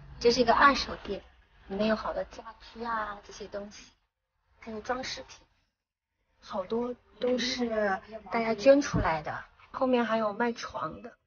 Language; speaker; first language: Chinese; native; Chinese